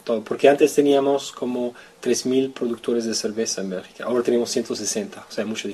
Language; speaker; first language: Spanish; non-native, fluent; French